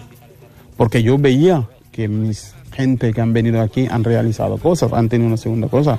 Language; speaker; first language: Spanish; non-native, fluent; Wolof